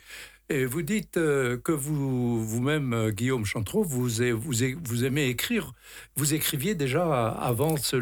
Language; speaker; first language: French; native; French